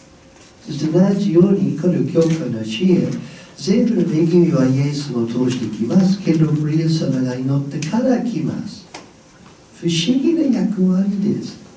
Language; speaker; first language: Japanese; non-native, fluent; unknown